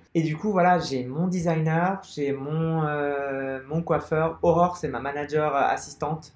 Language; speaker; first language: French; non-native, local second language; Arabic